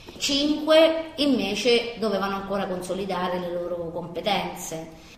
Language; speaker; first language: Italian; native; Italian